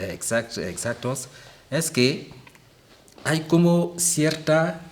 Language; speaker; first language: Spanish; non-native, fluent; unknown